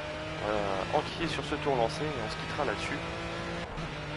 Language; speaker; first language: French; native; French